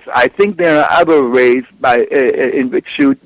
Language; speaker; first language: English; non-native, fluent; German